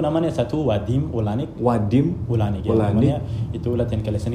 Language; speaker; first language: Indonesian; non-native, fluent; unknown